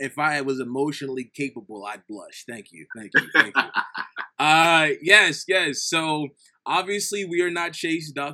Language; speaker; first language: English; native; English